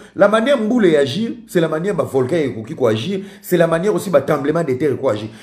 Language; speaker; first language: French; non-native, local second language; Lingala